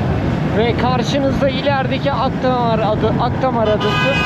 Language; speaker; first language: Turkish; native; Turkish